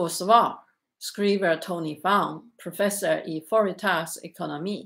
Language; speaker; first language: Swedish; non-native, learner; Chinese